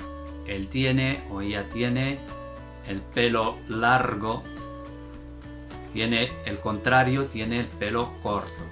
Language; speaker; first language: Spanish; non-native, fluent; Arabic